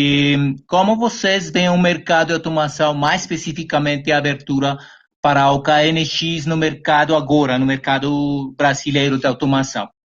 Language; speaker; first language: Portuguese; non-native, fluent; Spanish